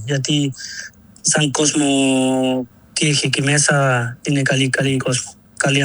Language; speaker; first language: Greek; non-native, learner; Spanish